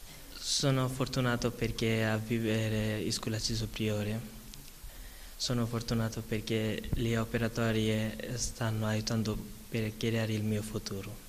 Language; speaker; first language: Italian; non-native, learner; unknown